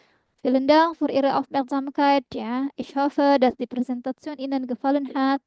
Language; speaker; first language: German; non-native, learner; Indonesian